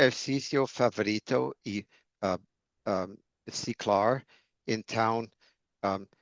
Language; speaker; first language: Portuguese; non-native, fluent; English